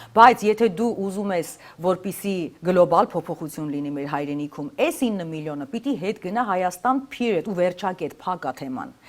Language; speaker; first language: Armenian; native; Armenian